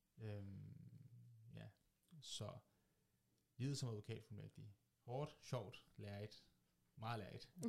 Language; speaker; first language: Danish; early bilingual, other home language; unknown